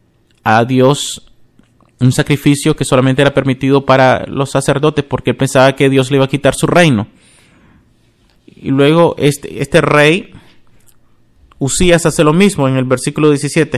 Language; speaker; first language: Spanish; non-native, fluent; English